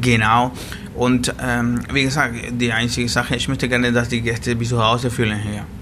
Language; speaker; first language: German; non-native, learner; Spanish